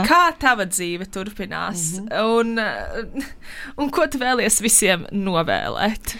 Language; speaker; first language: Latvian; native; Latvian